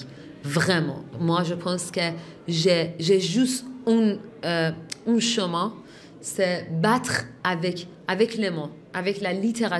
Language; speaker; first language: French; non-native, fluent; Persian